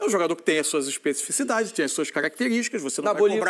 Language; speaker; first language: Portuguese; native; Portuguese